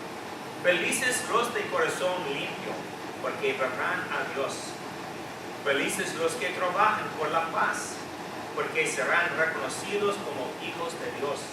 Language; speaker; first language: Spanish; non-native, fluent; English